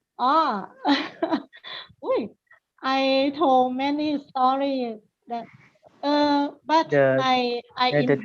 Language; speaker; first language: English; non-native, learner; Thai